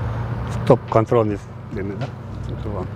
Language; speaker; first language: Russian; non-native, local second language; Kyrgyz